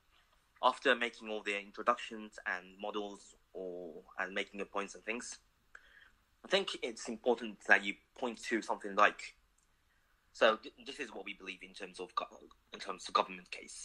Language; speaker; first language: English; non-native, fluent; Japanese